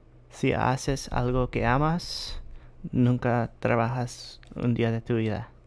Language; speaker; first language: Spanish; early bilingual, heritage; Spanish